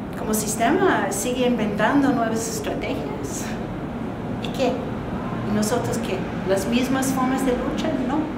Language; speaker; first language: Spanish; non-native, fluent; English